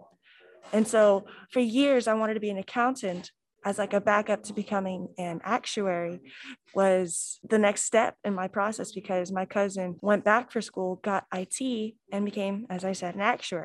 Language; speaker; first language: English; native; English